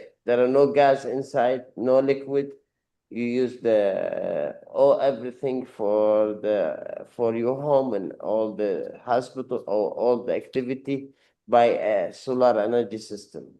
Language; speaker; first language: English; non-native, learner; Arabic